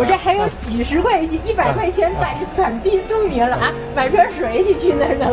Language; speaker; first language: Chinese; native; Chinese